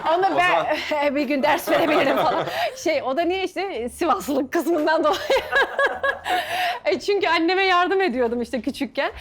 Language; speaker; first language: Turkish; native; Turkish